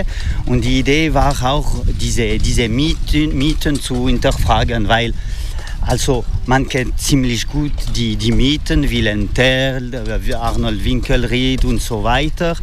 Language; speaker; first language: German; non-native, fluent; French